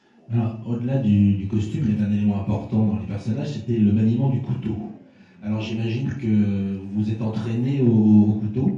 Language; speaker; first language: French; native; French